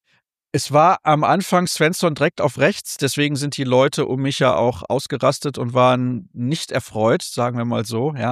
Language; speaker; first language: German; native; German